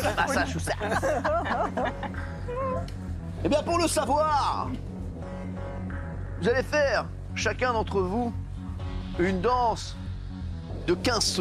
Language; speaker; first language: French; native; French